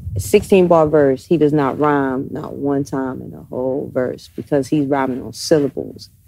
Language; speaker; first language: English; native; English